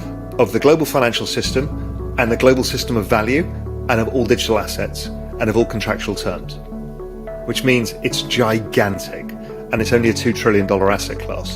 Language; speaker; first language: English; native; English